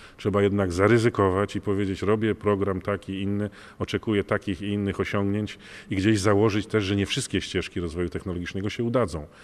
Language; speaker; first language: Polish; native; Polish